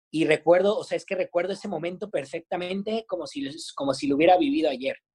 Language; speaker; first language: Spanish; native; Spanish